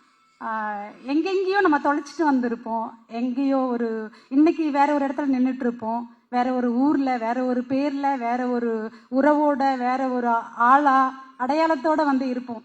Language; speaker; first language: Tamil; native; Tamil